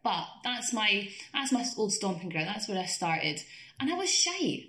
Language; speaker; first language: English; native; English